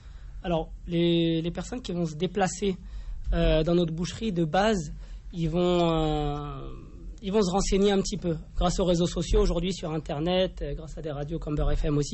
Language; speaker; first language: French; native; French